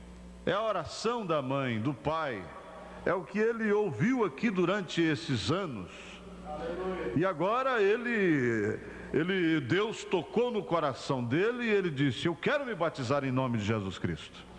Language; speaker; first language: Portuguese; native; Portuguese